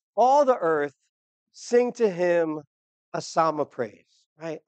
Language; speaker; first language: English; native; English